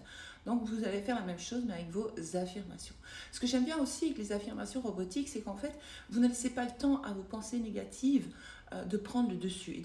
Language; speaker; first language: French; native; French